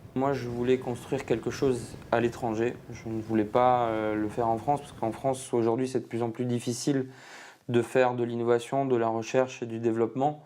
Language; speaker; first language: French; early bilingual, other home language; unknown